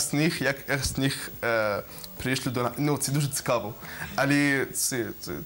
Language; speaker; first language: Ukrainian; non-native, learner; Arabic